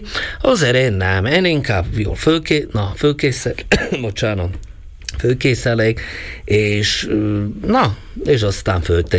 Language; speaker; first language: Hungarian; non-native, local second language; Slovak